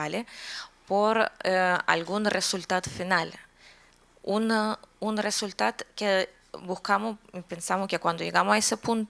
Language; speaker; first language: Spanish; non-native, learner; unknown